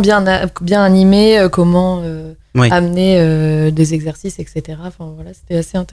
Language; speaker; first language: French; native; French